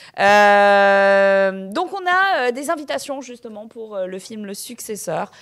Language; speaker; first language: French; native; French